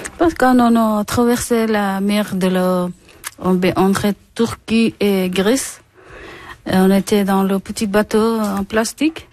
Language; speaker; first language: French; non-native, learner; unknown